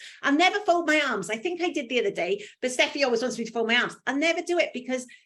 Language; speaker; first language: English; native; English